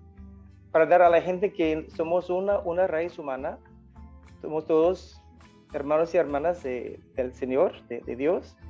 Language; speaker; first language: Spanish; non-native, fluent; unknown